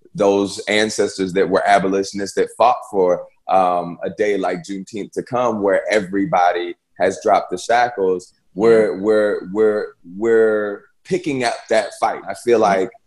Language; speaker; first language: English; native; English